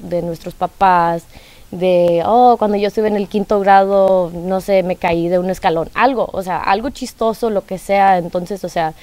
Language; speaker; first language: Spanish; early bilingual, heritage; Spanish